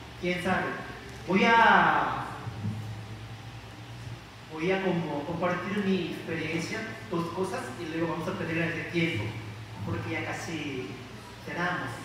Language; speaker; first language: Spanish; non-native, learner; Korean